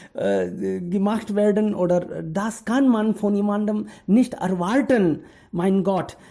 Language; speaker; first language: German; non-native, fluent; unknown